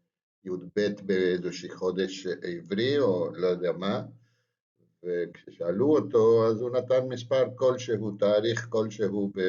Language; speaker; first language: Hebrew; non-native, fluent; Spanish